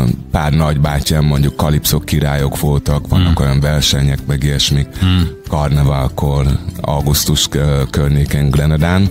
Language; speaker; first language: Hungarian; non-native, fluent; English